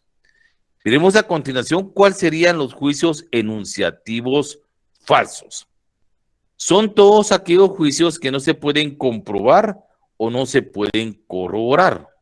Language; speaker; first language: Spanish; native; Spanish